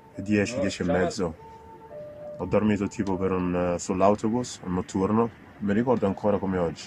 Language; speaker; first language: Italian; non-native, learner; Arabic